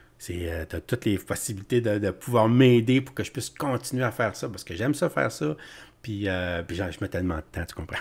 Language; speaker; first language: French; native; French